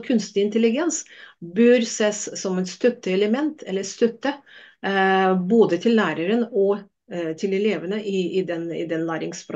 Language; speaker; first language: Norwegian; non-native, fluent; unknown